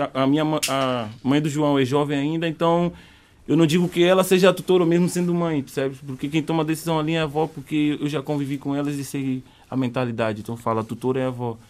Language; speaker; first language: Portuguese; native; Portuguese